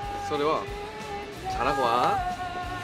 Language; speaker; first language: Japanese; non-native, learner; Korean